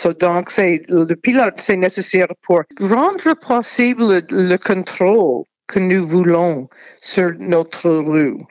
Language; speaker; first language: French; non-native, fluent; English